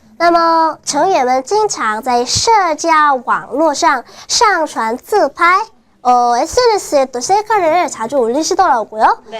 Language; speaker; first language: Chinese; non-native, learner; Korean